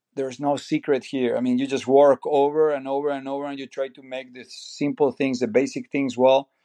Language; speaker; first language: English; non-native, fluent; Spanish